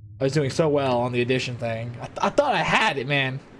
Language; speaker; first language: English; native; English